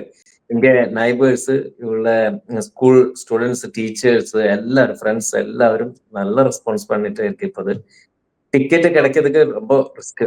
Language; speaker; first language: Tamil; non-native, learner; Malayalam